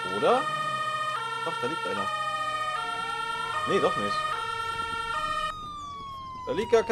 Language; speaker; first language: German; native; German